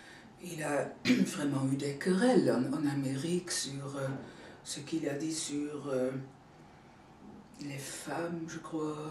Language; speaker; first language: French; non-native, fluent; Dutch